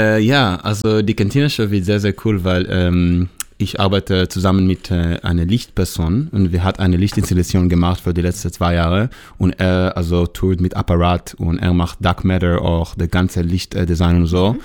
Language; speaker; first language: German; non-native, learner; Hebrew